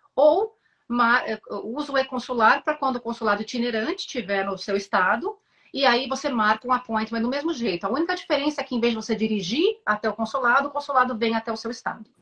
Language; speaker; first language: Portuguese; native; Portuguese